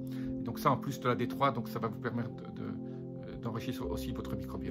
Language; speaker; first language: French; native; French